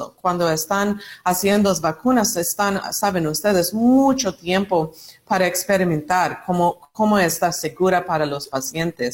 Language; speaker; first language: Spanish; non-native, learner; English